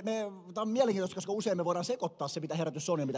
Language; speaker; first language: Finnish; native; Finnish